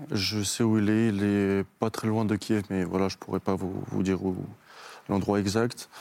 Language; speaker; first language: French; non-native, fluent; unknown